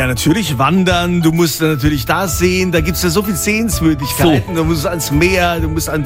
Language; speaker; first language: German; native; German